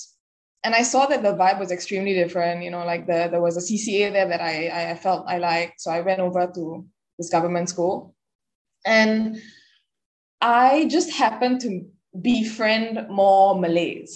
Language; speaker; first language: English; native; English